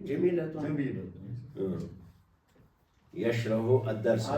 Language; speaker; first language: Arabic; non-native, fluent; Urdu